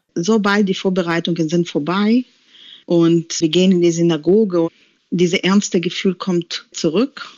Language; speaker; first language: German; non-native, learner; Romanian